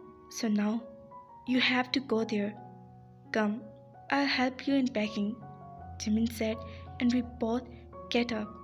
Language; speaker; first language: English; non-native, local second language; Urdu